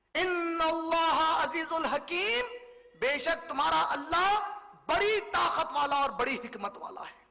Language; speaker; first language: Urdu; native; Urdu